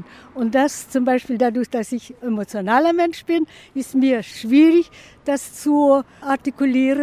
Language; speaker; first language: German; non-native, fluent; Russian